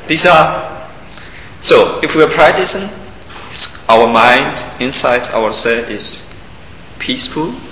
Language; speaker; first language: English; non-native, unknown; Burmese